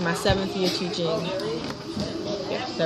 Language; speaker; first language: English; native; English